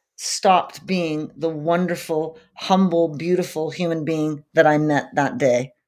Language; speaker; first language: English; native; English